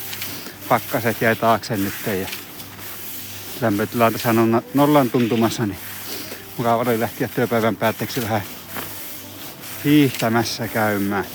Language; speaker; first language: Finnish; native; Finnish